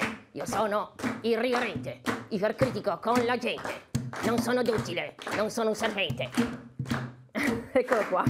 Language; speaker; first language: Italian; native; Italian